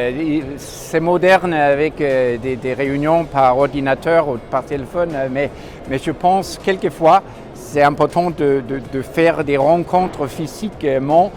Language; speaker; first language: French; non-native, fluent; Danish